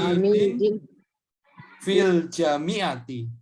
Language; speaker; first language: Arabic; non-native, learner; Indonesian